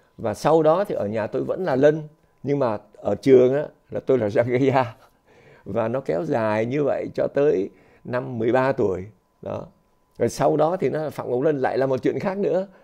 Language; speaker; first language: Vietnamese; native; Vietnamese